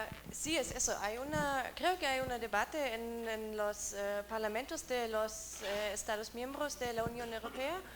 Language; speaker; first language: Spanish; non-native, learner; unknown